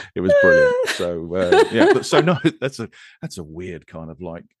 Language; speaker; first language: English; native; English